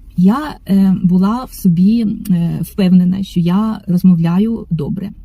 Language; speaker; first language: Ukrainian; non-native, local second language; Russian